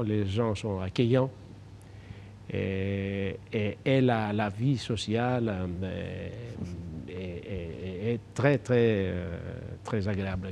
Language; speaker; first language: French; non-native, fluent; Greek